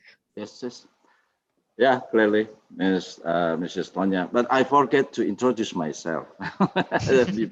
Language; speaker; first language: English; non-native, fluent; Indonesian